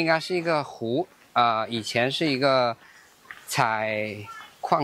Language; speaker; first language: Chinese; native; Chinese